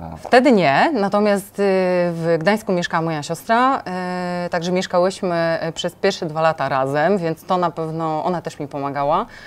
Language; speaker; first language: Polish; native; Polish